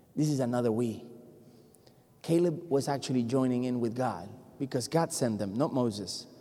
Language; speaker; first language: English; non-native, fluent; Spanish